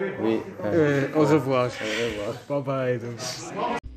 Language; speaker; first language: French; non-native, learner; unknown